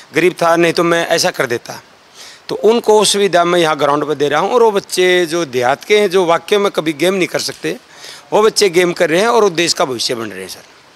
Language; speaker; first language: Hindi; native; Hindi